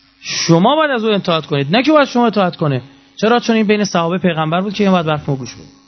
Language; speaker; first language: Persian; native; Persian